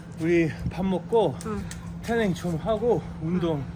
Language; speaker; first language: Korean; non-native, learner; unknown